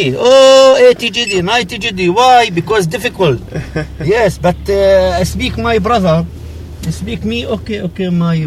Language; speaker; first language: English; non-native, learner; Arabic